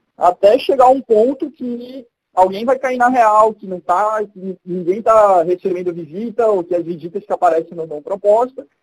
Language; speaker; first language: Portuguese; native; Portuguese